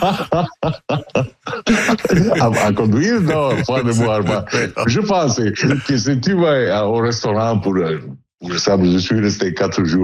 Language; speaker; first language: French; non-native, learner; Italian